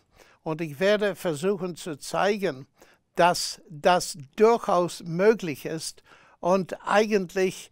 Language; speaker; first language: German; non-native, fluent; English